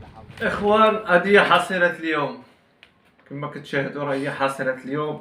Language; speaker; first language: Arabic; native; Arabic